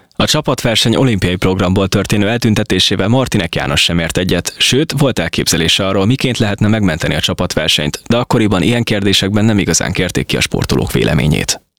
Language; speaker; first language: Hungarian; native; Hungarian